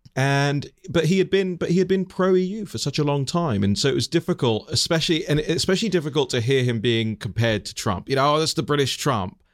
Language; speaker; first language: English; native; English